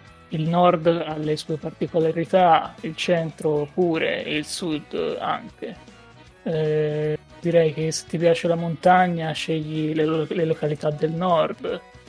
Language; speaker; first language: Italian; native; Italian